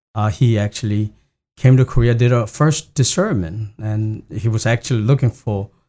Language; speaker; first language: English; non-native, fluent; Korean